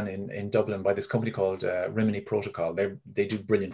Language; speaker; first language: English; native; English